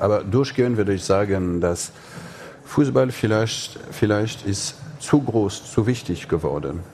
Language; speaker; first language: German; non-native, fluent; French